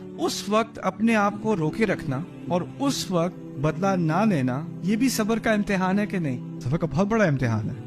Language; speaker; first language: Urdu; early bilingual, heritage; Urdu